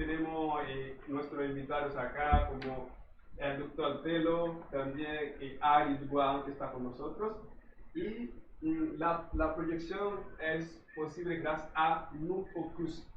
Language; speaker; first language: Spanish; non-native, fluent; Haitian Creole